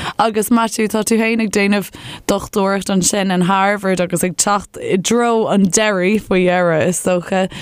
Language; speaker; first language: Irish; non-native, local second language; English